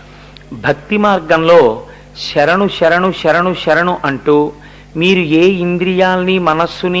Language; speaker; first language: Telugu; native; Telugu